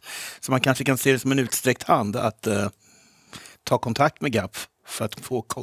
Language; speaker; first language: Swedish; native; Swedish